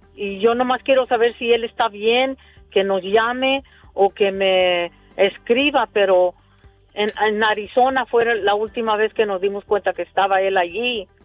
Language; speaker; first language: Spanish; early bilingual, heritage; Spanish